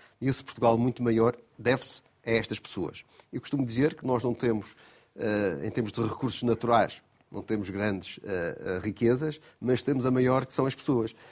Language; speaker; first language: Portuguese; native; Portuguese